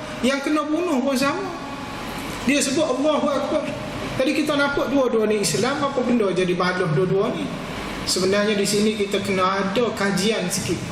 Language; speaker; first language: Malay; native; Malay